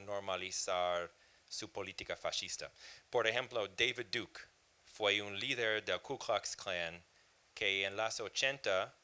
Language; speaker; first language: Spanish; non-native, fluent; English